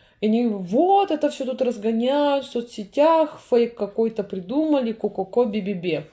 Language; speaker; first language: Russian; native; Russian